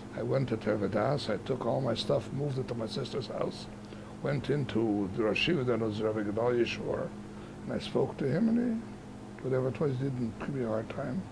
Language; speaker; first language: English; native; English